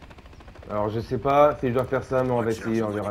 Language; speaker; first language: French; native; French